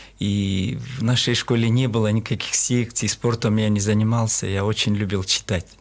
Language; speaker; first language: Russian; non-native, local second language; Kyrgyz